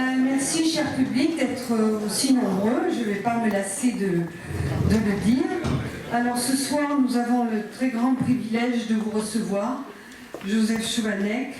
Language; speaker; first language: French; native; French